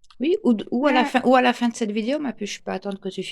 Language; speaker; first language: French; native; French